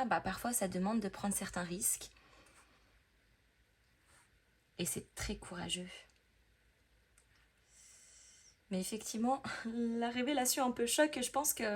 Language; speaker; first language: French; native; French